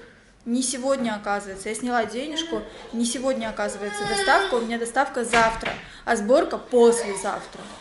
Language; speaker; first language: Russian; native; Russian